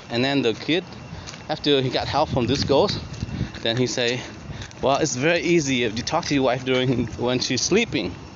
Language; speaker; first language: English; non-native, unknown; Vietnamese